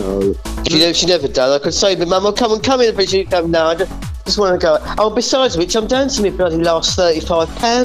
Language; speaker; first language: English; native; English